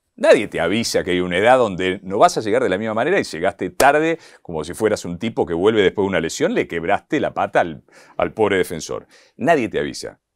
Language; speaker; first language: Spanish; native; Spanish